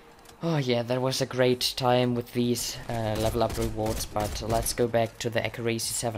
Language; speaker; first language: English; non-native, fluent; Swiss German